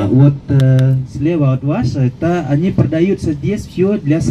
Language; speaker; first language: Russian; non-native, fluent; Balinese